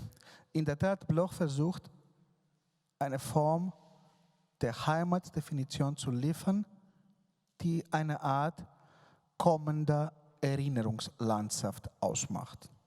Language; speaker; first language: German; non-native, fluent; Greek